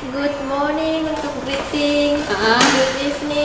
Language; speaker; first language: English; non-native, learner; Indonesian